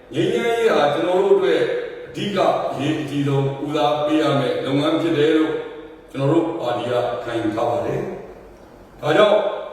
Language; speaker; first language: Burmese; non-native, local second language; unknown